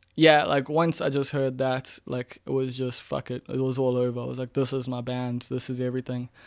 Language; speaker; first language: English; native; English